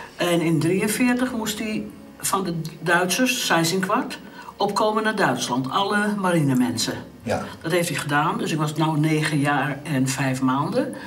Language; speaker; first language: Dutch; native; Dutch